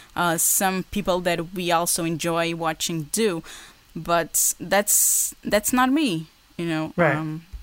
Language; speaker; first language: English; non-native, fluent; Portuguese